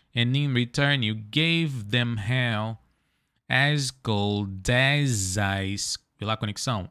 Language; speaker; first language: English; non-native, fluent; Portuguese